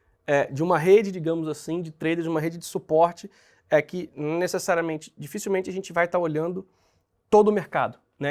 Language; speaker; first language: Portuguese; native; Portuguese